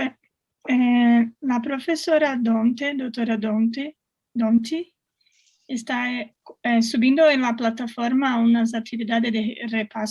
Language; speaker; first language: Spanish; non-native, learner; Portuguese